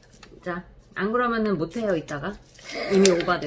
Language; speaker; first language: Korean; native; Korean